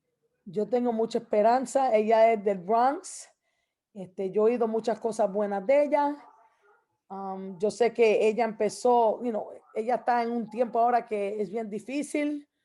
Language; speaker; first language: Spanish; early bilingual, heritage; Spanish